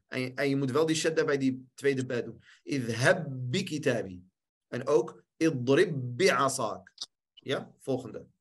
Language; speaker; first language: Dutch; early bilingual, other home language; Arabic